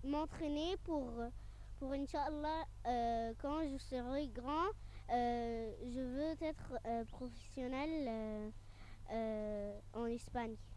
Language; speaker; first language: French; non-native, fluent; Arabic